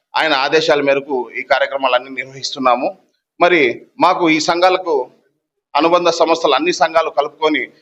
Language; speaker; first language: Telugu; non-native, local second language; Lambadi